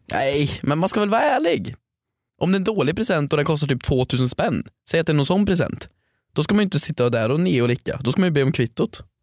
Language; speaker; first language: Swedish; native; Swedish